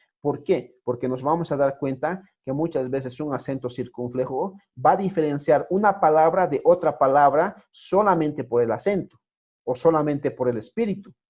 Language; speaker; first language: Spanish; native; Spanish